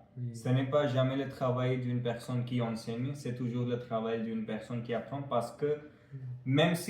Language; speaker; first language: French; non-native, fluent; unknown